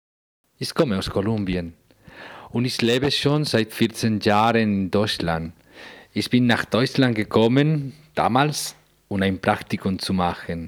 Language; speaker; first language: German; non-native, fluent; Spanish